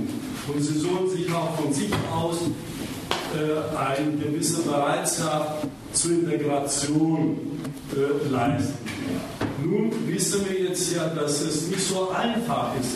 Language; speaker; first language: German; non-native, fluent; Greek